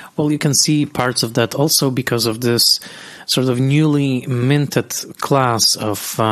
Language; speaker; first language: English; non-native, fluent; Polish